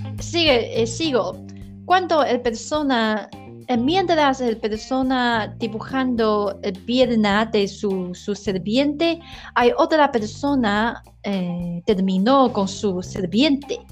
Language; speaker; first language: Spanish; non-native, learner; Chinese